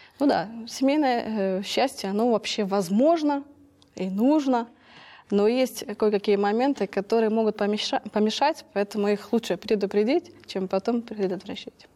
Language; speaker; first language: Russian; native; Russian